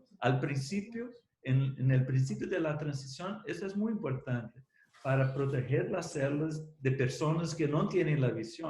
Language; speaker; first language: Spanish; non-native, fluent; Portuguese